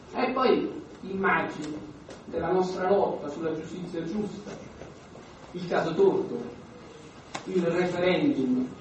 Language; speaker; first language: Italian; native; Italian